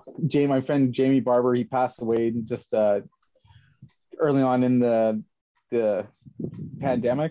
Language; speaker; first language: English; native; English